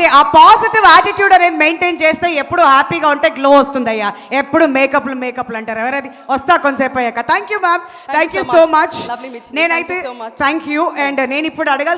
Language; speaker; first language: Telugu; native; Telugu